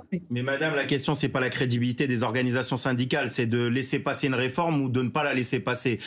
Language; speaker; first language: French; native; French